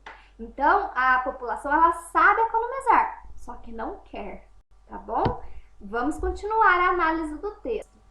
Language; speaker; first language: Portuguese; native; Portuguese